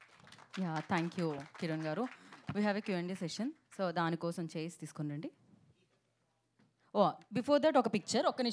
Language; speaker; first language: Telugu; native; Telugu